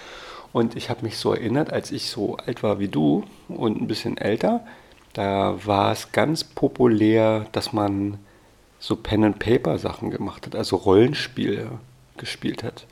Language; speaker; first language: German; native; German